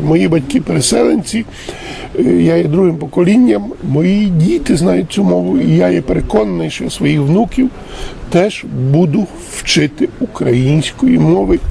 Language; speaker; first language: Ukrainian; early bilingual, heritage; Ukrainian